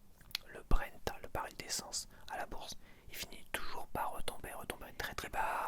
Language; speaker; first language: French; native; French